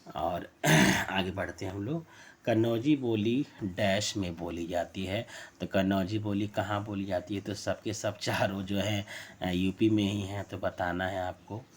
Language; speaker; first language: Hindi; native; Hindi